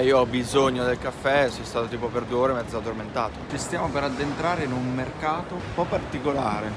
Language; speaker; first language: Italian; native; Italian